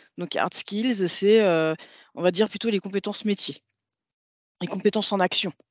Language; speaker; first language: French; native; French